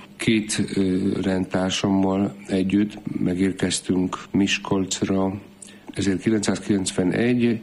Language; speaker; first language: Hungarian; non-native, fluent; Polish